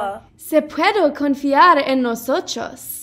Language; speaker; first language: Spanish; non-native, learner; English